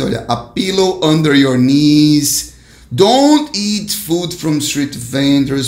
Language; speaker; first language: English; non-native, fluent; Portuguese